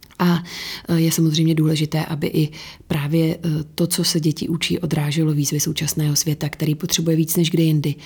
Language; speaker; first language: Czech; native; Czech